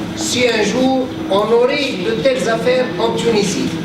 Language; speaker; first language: French; non-native, local second language; Arabic